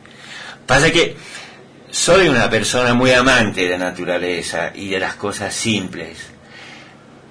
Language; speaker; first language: Spanish; non-native, fluent; Dutch